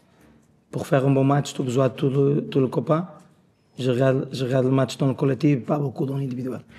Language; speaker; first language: French; non-native, learner; Portuguese